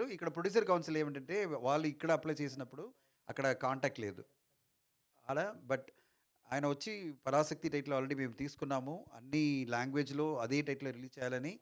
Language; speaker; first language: Telugu; non-native, learner; Tamil